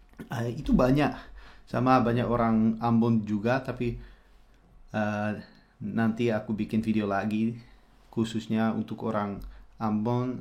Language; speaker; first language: Indonesian; non-native, fluent; Dutch